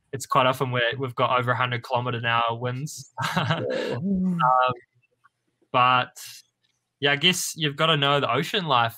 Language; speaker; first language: English; native; English